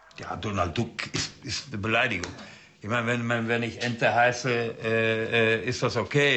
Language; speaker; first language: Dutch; early bilingual, heritage; German